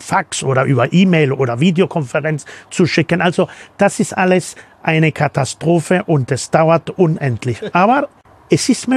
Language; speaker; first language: German; non-native, fluent; Spanish